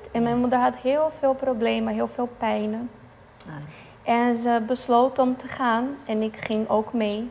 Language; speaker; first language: Dutch; non-native, fluent; Portuguese